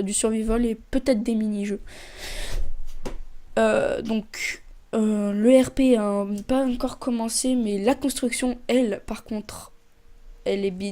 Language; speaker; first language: French; native; French